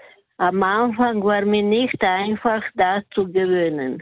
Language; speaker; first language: German; non-native, learner; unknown